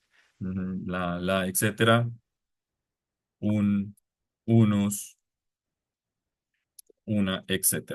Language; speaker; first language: Spanish; non-native, fluent; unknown